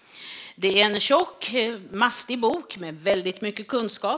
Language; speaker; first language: Swedish; native; Swedish